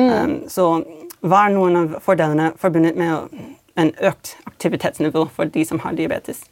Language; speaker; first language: Norwegian; non-native, fluent; English